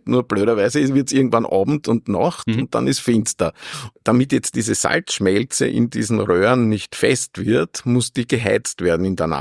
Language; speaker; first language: German; native; German